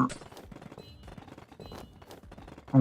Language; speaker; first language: English; non-native, fluent; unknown